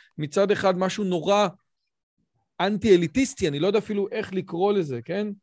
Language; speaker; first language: Hebrew; native; Hebrew